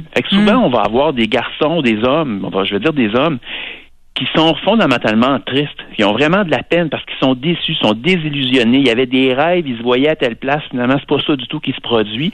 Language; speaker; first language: French; native; French